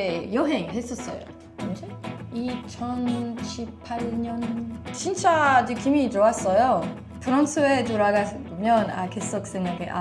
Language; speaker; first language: Korean; non-native, learner; French